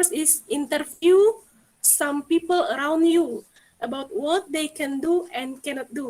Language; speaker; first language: English; non-native, learner; Indonesian